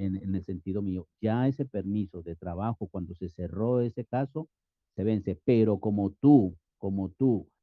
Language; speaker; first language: Spanish; native; Spanish